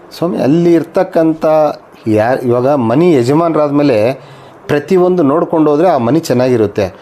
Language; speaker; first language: Kannada; native; Kannada